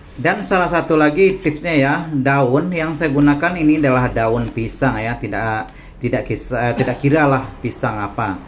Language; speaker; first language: Indonesian; non-native, local second language; Minangkabau